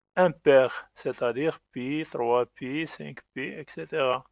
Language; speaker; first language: French; non-native, local second language; Arabic